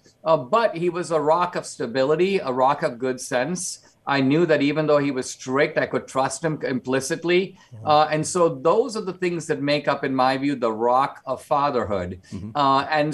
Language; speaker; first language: English; non-native, local second language; Konkani